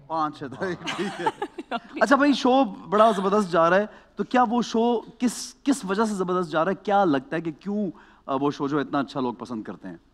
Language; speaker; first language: Urdu; native; Urdu